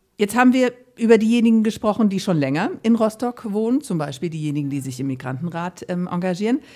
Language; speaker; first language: German; native; German